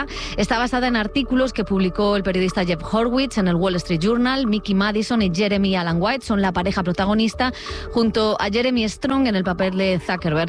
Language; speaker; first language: Spanish; native; Spanish